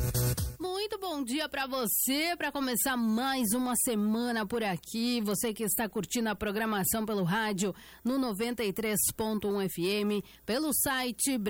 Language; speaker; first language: Portuguese; native; Portuguese